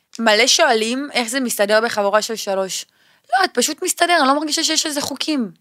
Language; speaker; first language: Hebrew; native; Hebrew